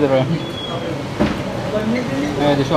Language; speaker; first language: English; non-native, learner; Indonesian